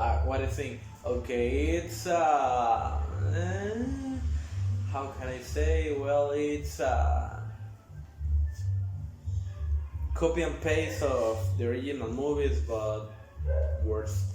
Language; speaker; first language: English; non-native, learner; Spanish